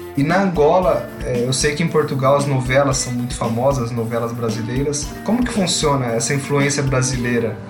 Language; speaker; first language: Portuguese; native; Portuguese